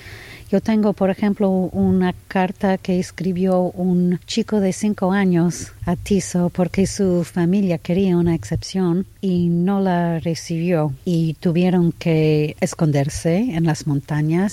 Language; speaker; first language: Spanish; non-native, fluent; English